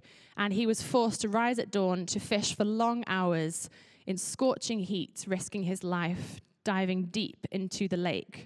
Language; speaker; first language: English; native; English